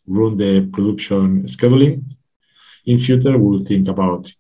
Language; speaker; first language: English; non-native, fluent; Spanish